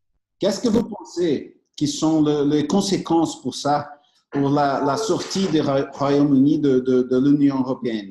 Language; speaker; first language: French; non-native, fluent; Portuguese